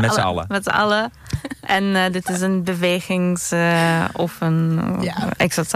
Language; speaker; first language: Dutch; non-native, fluent; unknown